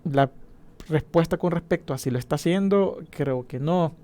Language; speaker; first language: Spanish; native; Spanish